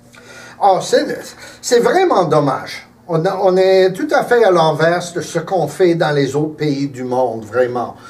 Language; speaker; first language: French; early bilingual, heritage; English